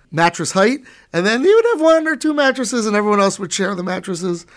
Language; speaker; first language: English; native; English